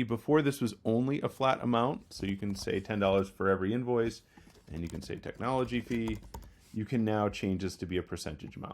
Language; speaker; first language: English; native; English